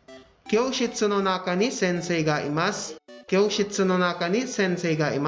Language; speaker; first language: Japanese; non-native, fluent; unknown